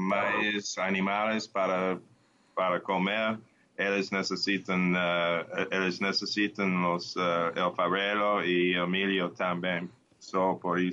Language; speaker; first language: Portuguese; non-native, learner; Spanish